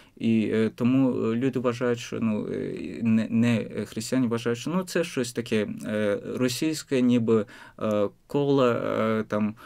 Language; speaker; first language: Ukrainian; non-native, fluent; Azerbaijani